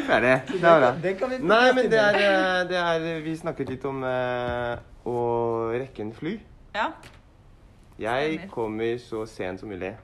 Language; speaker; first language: Norwegian; non-native, learner; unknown